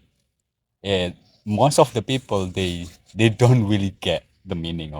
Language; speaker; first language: English; non-native, learner; Indonesian